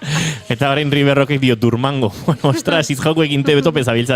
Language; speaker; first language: Basque; native; Basque